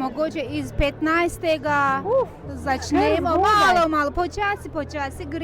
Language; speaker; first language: Slovenian; non-native, learner; Turkish